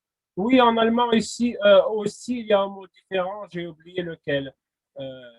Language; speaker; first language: French; non-native, fluent; Russian